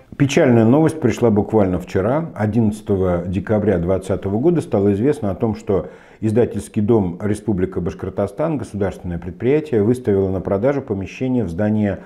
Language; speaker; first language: Russian; native; Russian